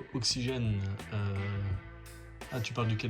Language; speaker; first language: French; native; French